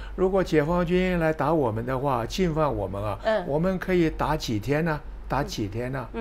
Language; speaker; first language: Chinese; native; Chinese